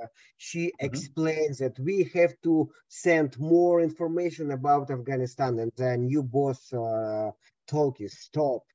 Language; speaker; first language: English; non-native, learner; Russian